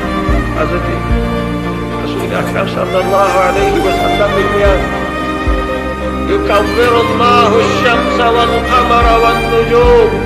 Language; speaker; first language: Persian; native; Persian